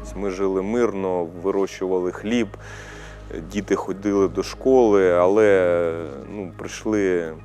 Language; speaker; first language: Ukrainian; native; Ukrainian